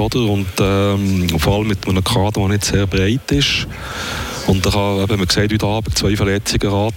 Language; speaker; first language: German; native; German